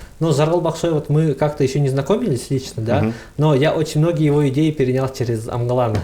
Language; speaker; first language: Russian; native; Russian